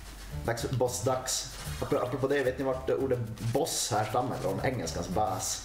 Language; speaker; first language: Swedish; native; Swedish